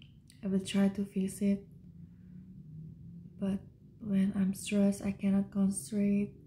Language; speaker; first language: English; non-native, learner; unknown